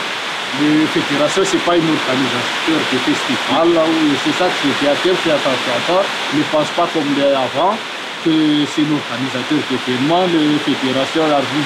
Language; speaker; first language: French; non-native, local second language; Malagasy